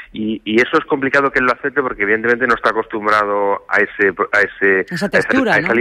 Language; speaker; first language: Spanish; native; Spanish